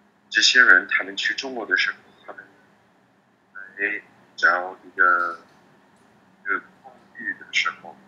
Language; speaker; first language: Chinese; non-native, learner; English